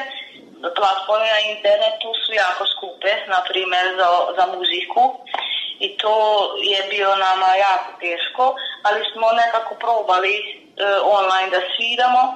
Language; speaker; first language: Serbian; non-native, local second language; Hungarian